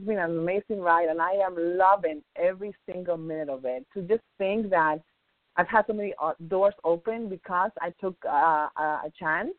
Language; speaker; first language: English; non-native, fluent; Spanish